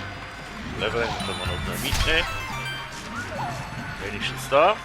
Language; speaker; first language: German; native; German